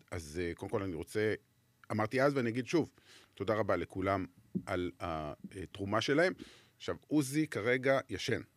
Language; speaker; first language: Hebrew; native; Hebrew